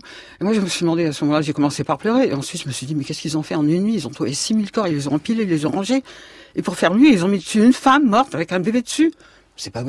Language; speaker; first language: French; native; French